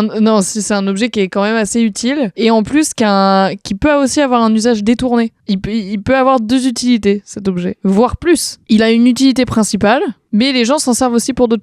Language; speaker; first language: French; native; French